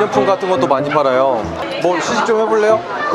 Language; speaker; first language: Korean; native; Korean